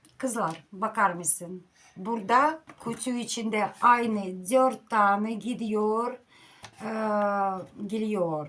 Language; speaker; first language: Turkish; non-native, learner; Russian